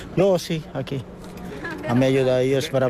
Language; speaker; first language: Spanish; non-native, learner; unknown